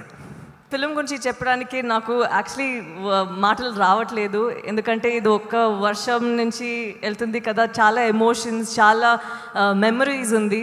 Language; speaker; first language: Telugu; non-native, local second language; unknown